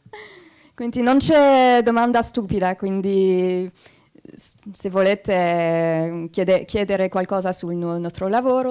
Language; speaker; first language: Italian; non-native, fluent; French